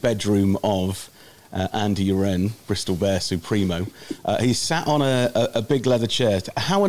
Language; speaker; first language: English; native; English